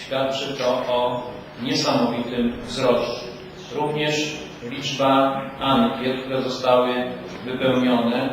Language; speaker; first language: Polish; native; Polish